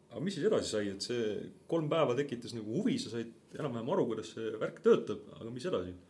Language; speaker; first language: Estonian; native; Estonian